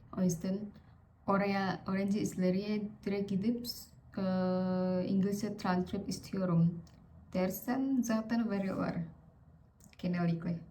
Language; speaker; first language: Turkish; non-native, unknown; Vietnamese